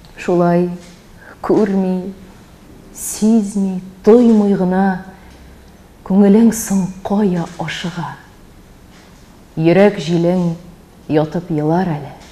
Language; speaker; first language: Tatar; native; Tatar